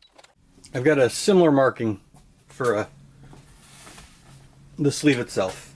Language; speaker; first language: English; native; English